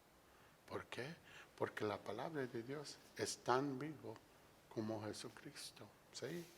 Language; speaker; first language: Spanish; non-native, fluent; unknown